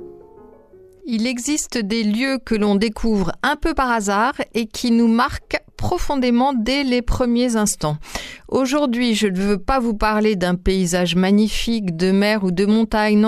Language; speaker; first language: French; native; French